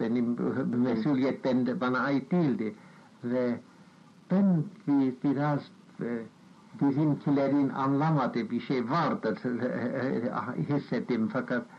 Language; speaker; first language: Turkish; non-native, fluent; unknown